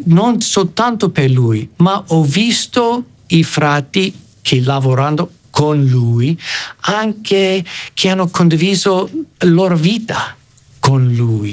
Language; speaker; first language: Italian; non-native, fluent; English